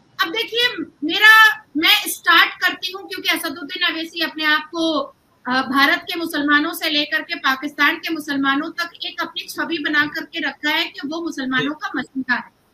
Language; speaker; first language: Hindi; native; Hindi